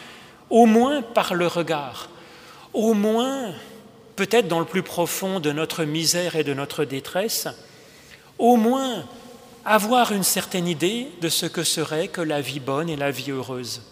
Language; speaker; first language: French; native; French